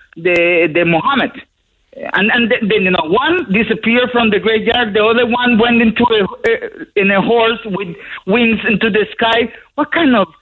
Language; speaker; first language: English; non-native, fluent; Spanish